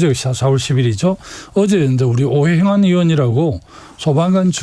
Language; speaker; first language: Korean; native; Korean